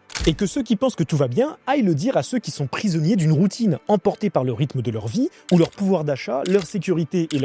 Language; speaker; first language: French; native; French